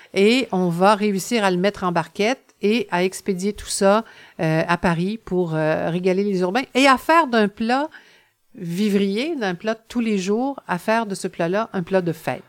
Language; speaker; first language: French; native; French